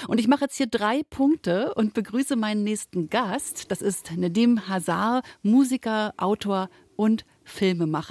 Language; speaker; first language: German; native; German